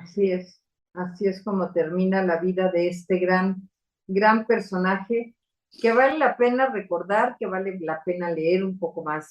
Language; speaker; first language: Spanish; native; Spanish